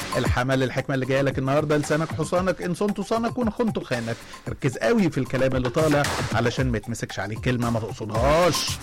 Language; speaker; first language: Arabic; native; Arabic